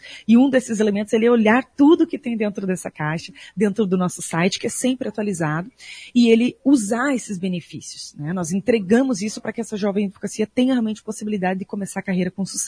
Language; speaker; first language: Portuguese; native; Portuguese